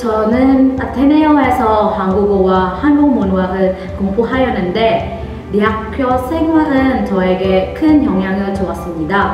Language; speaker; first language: Korean; non-native, fluent; Filipino